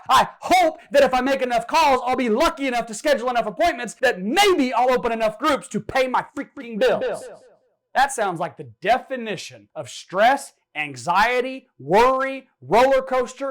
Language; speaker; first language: English; native; English